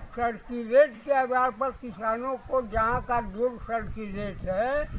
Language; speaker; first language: Hindi; native; Hindi